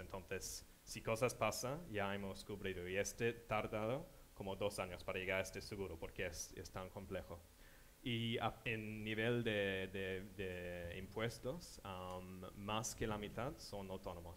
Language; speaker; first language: Spanish; non-native, fluent; English